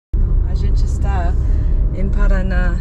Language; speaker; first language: Portuguese; non-native, learner; English